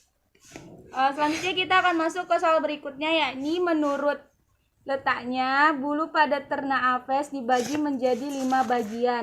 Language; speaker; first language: Indonesian; native; Indonesian